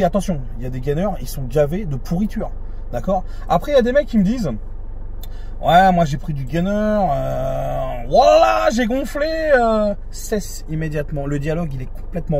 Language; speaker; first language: French; native; French